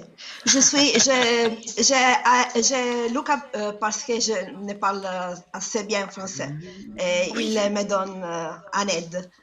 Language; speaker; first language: French; non-native, learner; Italian